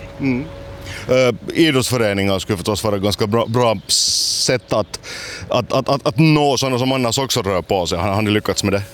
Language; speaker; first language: Swedish; native; Swedish